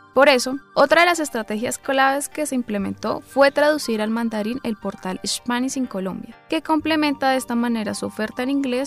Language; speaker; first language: Spanish; native; Spanish